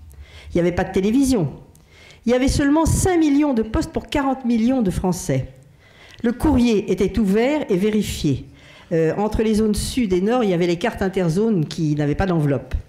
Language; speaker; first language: French; native; French